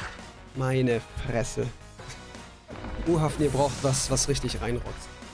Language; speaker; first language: German; native; German